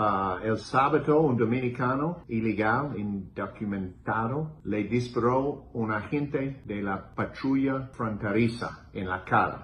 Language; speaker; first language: Spanish; non-native, learner; English